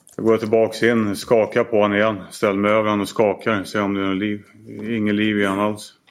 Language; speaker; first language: Swedish; native; Swedish